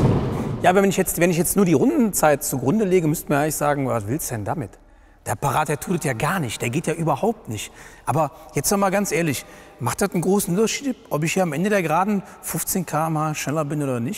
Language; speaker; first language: German; native; German